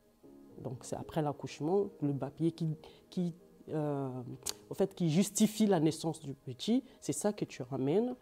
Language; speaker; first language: French; non-native, local second language; Lingala